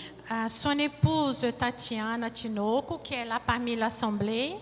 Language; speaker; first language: French; non-native, fluent; Portuguese